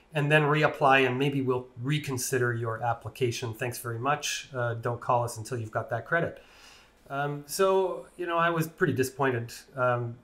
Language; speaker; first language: English; native; English